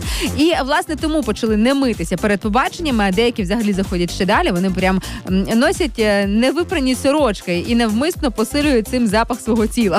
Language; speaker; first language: Ukrainian; native; Ukrainian